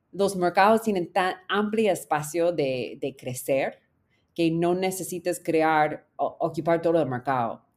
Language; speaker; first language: Spanish; non-native, fluent; English